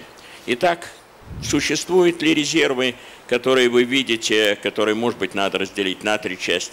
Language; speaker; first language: Russian; native; Russian